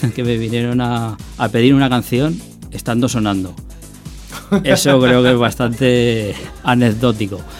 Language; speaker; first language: Spanish; native; Spanish